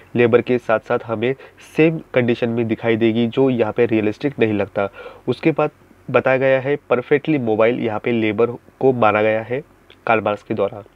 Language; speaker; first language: Hindi; non-native, local second language; Marathi